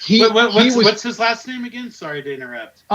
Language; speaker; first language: English; native; English